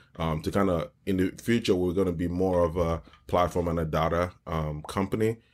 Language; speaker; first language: English; non-native, local second language; Yoruba